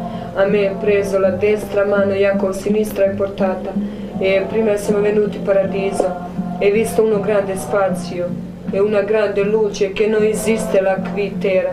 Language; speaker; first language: Italian; non-native, learner; Croatian